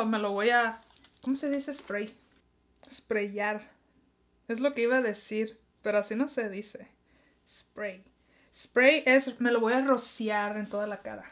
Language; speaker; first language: Spanish; early bilingual, heritage; Spanish